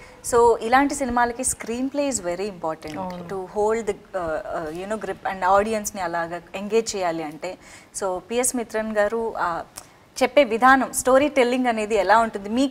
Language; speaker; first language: Telugu; native; Telugu